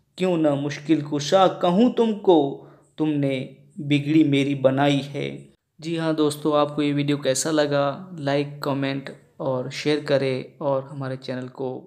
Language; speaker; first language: Urdu; non-native, local second language; Sindhi